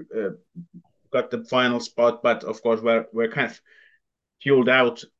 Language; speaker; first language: English; non-native, fluent; Finnish